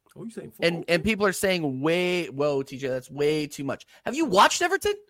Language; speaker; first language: English; native; English